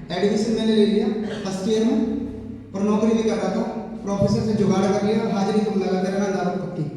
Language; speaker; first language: Hindi; native; Hindi